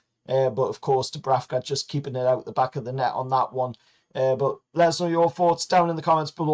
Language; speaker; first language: English; native; English